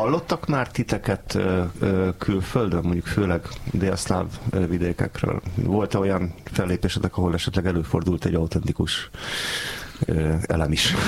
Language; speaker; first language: Hungarian; native; Hungarian